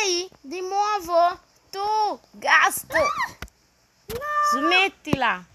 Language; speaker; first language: Italian; early bilingual, other home language; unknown